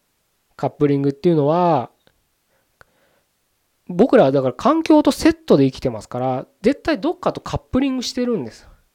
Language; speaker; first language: Japanese; native; Japanese